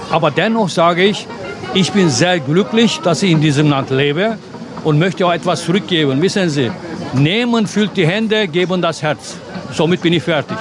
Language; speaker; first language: German; non-native, fluent; Turkish